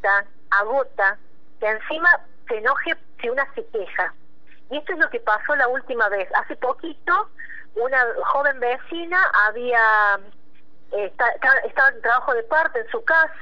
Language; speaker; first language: Spanish; native; Spanish